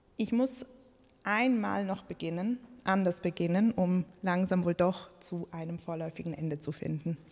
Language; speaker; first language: German; early bilingual, other home language; Croatian